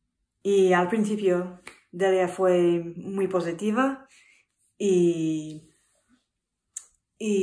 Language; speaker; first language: Spanish; non-native, learner; English